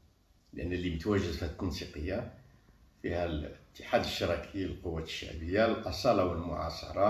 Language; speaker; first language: Arabic; native; Arabic